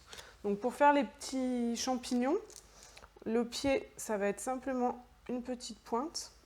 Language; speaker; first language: French; native; French